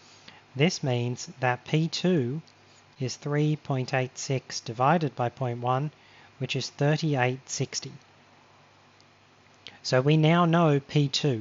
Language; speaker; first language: English; native; English